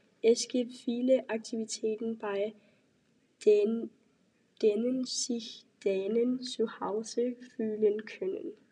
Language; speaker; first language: German; non-native, learner; Danish